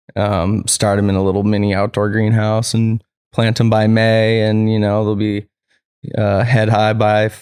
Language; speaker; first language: English; native; English